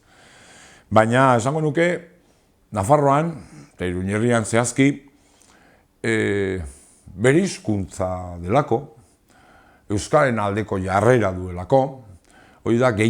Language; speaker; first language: Basque; non-native, local second language; Spanish